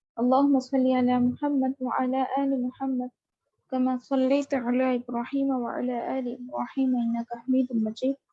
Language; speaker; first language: Urdu; native; Urdu